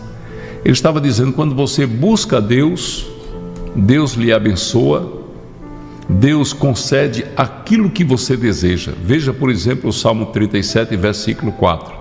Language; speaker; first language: Portuguese; native; Portuguese